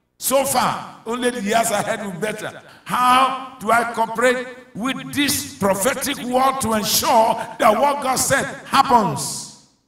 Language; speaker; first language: English; non-native, local second language; Yoruba